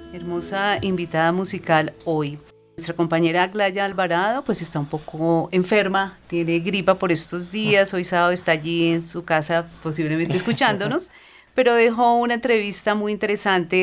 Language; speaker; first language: Spanish; native; Spanish